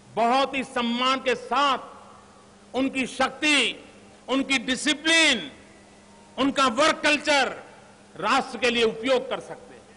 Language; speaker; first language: Hindi; non-native, local second language; Gujarati